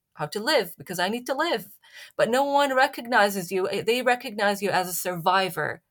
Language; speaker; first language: English; non-native, fluent; Arabic